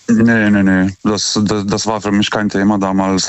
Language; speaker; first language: German; non-native, fluent; Lithuanian